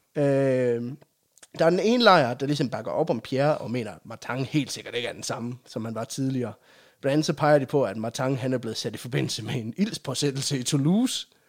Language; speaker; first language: Danish; native; Danish